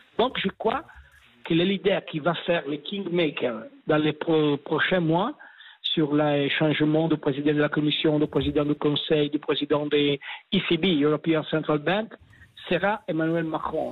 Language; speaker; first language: French; non-native, fluent; Italian